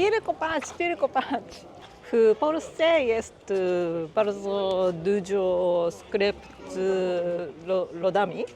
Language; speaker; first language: Polish; non-native, learner; Japanese